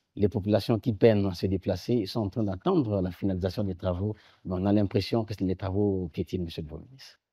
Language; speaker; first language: French; native; French